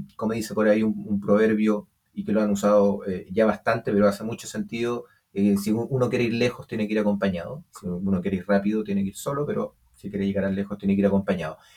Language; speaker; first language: Spanish; native; Spanish